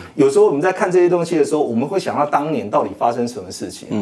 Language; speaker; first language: Chinese; native; Chinese